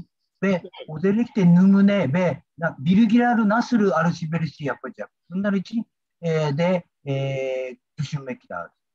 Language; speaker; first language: Turkish; non-native, learner; Japanese